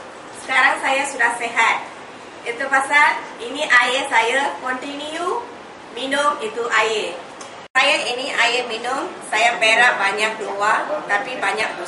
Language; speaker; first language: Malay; non-native, local second language; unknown